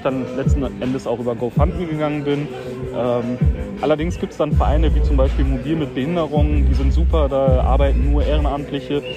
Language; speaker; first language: German; native; German